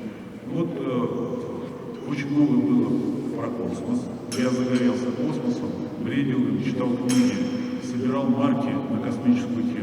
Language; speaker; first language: Russian; native; Russian